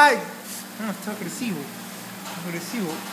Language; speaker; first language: Spanish; native; Spanish